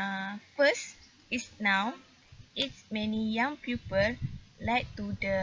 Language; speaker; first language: English; non-native, learner; Malay